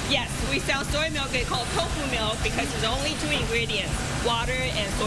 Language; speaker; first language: English; non-native, learner; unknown